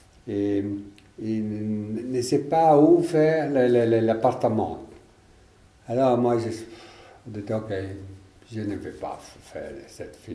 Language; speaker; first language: French; non-native, learner; Italian